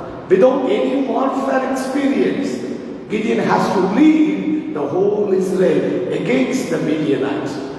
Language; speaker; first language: English; non-native, local second language; Tamil